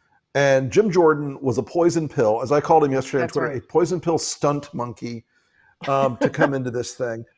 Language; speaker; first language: English; native; English